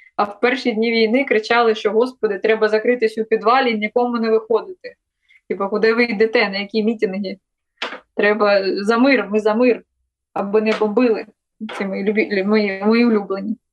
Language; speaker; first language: Ukrainian; non-native, local second language; Russian